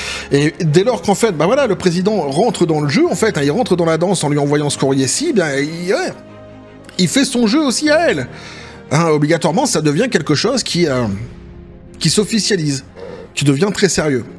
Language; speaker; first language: French; native; French